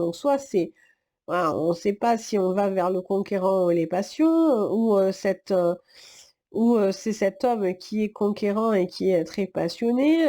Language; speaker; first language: French; native; French